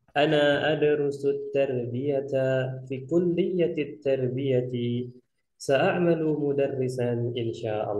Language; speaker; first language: Arabic; non-native, fluent; Indonesian